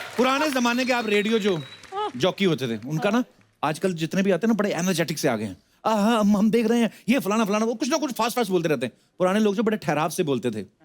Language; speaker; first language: Hindi; non-native, local second language; Punjabi